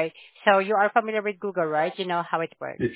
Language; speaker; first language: English; non-native, fluent; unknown